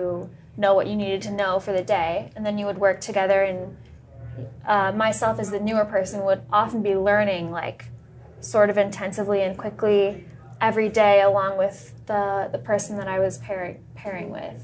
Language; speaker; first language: English; native; English